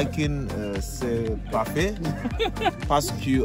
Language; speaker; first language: French; non-native, learner; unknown